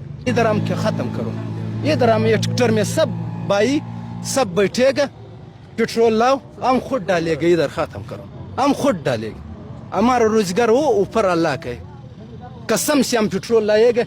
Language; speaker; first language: Hindi; non-native, local second language; Pashto